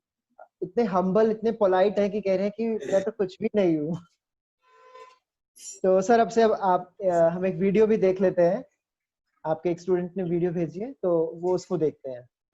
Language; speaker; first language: Hindi; native; Hindi